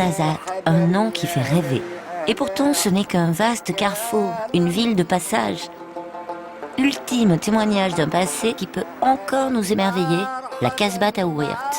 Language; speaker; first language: French; native; French